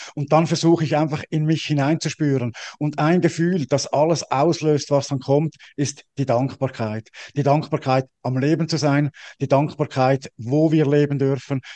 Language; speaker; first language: German; native; German